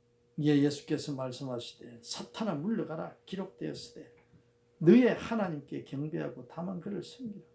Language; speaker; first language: Korean; native; Korean